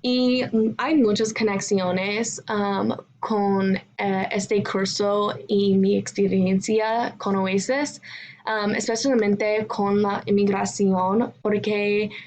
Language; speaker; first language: Spanish; non-native, learner; English